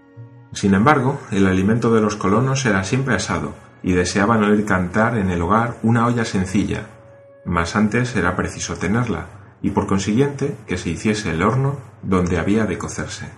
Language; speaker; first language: Spanish; native; Spanish